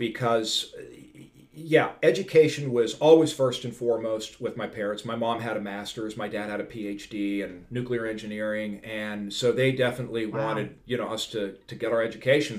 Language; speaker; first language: English; native; English